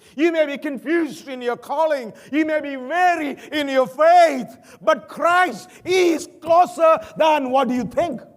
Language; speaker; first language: English; non-native, local second language; Malayalam